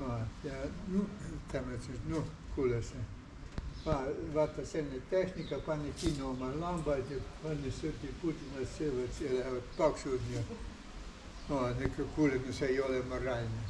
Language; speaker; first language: Estonian; non-native, learner; Ukrainian